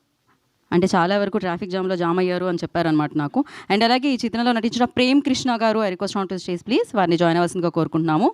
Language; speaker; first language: Telugu; native; Telugu